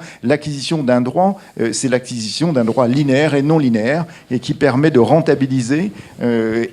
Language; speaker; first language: French; native; French